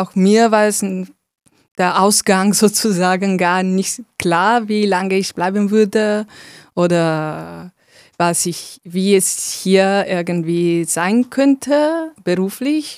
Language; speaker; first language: German; non-native, fluent; Italian